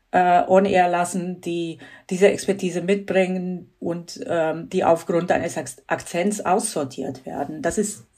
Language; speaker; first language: German; non-native, fluent; Croatian